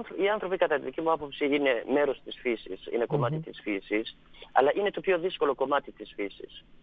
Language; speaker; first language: Greek; non-native, fluent; Persian